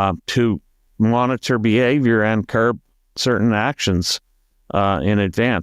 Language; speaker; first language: English; native; English